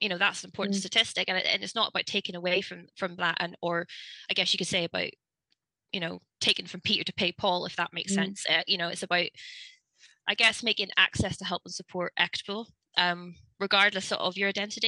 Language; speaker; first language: English; native; English